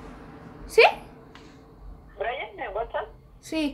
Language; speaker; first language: Spanish; native; Spanish